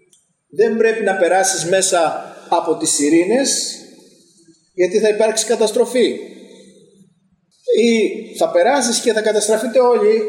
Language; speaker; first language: Greek; native; Greek